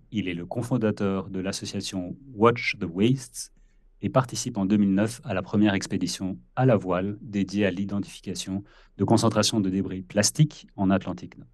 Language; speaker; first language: French; native; French